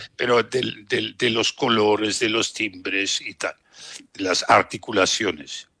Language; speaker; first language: Spanish; non-native, fluent; German